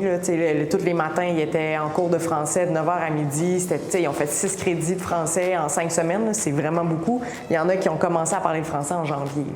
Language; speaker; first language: French; native; French